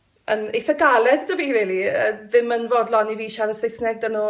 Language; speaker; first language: Welsh; non-native, local second language; English